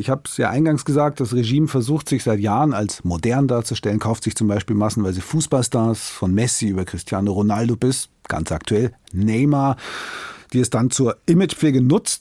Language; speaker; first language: German; native; German